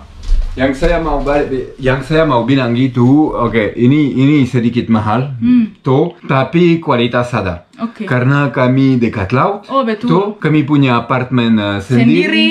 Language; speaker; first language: Indonesian; non-native, fluent; Croatian